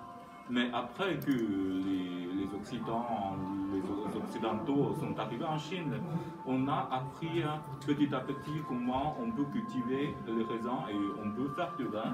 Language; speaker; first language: French; non-native, fluent; Chinese